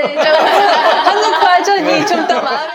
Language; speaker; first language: Korean; non-native, fluent; Ukrainian